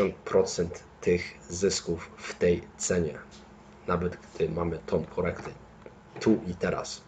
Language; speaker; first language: Polish; early bilingual, heritage; Polish